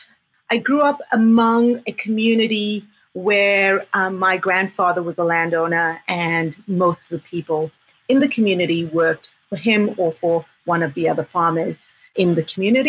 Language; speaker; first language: English; native; English